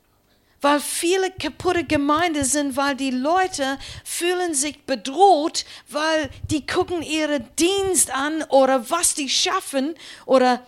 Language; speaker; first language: German; non-native, learner; English